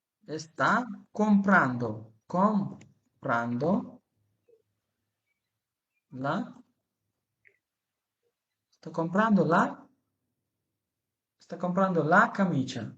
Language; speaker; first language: Italian; non-native, fluent; Bangla